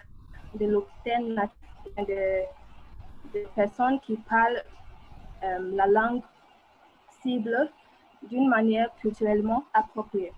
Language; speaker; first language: French; non-native, fluent; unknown